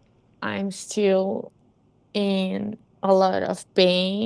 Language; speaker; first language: English; non-native, learner; Portuguese